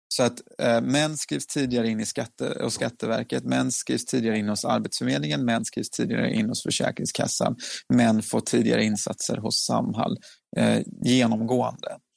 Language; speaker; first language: Swedish; native; Swedish